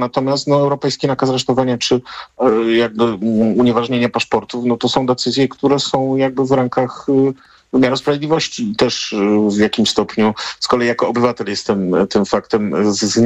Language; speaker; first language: Polish; native; Polish